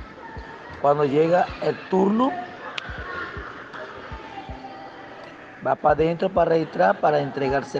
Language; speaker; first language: Spanish; non-native, local second language; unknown